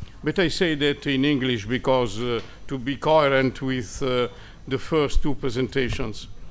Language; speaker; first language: English; non-native, fluent; Italian